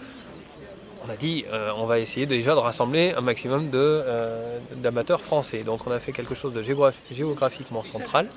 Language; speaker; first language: French; native; French